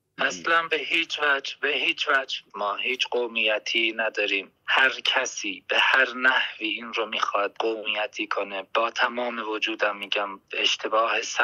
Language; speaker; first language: Persian; non-native, local second language; Kurdish